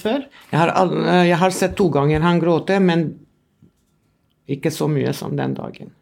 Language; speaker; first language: Norwegian; non-native, fluent; Albanian